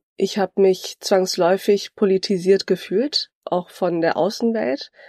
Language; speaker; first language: German; early bilingual, other home language; Turkish